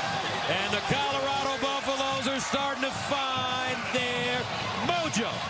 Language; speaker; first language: English; native; English